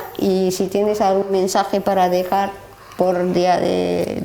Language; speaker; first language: Spanish; non-native, learner; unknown